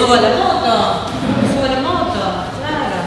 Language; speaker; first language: Spanish; native; Spanish